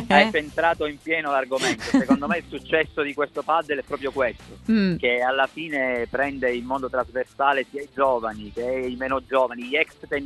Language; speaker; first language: Italian; native; Italian